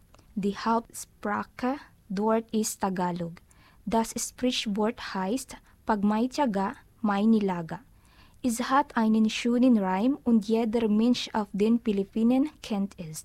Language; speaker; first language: German; non-native, learner; Filipino